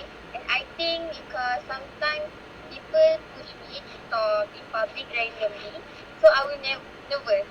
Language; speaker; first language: English; non-native, local second language; Malay